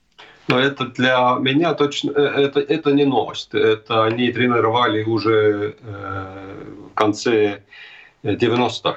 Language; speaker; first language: Russian; non-native, fluent; Estonian